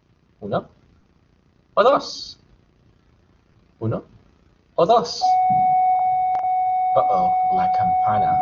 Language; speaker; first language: Spanish; non-native, fluent; English